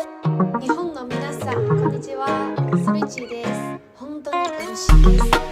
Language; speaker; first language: Japanese; non-native, learner; Chinese